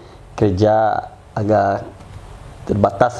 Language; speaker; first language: Indonesian; non-native, fluent; Portuguese